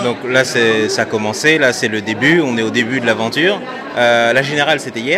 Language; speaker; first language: French; native; French